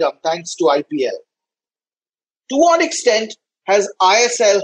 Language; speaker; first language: English; non-native, local second language; Bangla